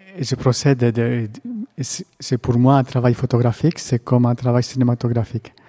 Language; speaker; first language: French; non-native, fluent; Greek